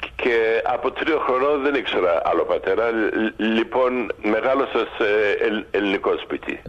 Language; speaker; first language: Greek; early bilingual, heritage; Greek